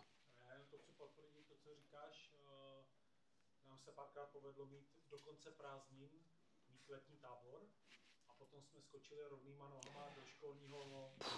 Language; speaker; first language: Czech; native; Czech